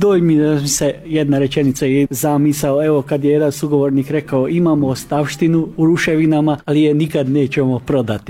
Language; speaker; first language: Croatian; native; Croatian